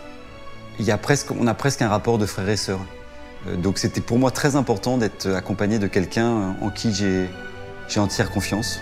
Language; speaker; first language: French; native; French